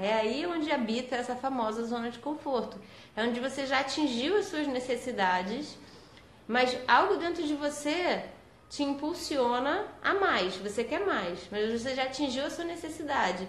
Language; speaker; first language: Portuguese; native; Portuguese